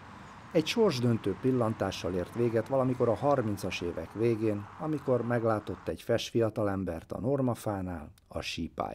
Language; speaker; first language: Hungarian; native; Hungarian